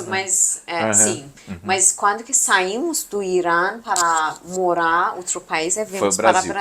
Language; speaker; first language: Portuguese; non-native, learner; Persian